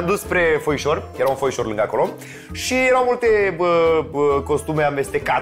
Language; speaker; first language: Romanian; native; Romanian